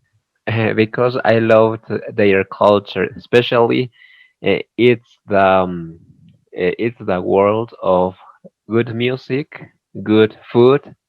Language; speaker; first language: English; non-native, learner; Spanish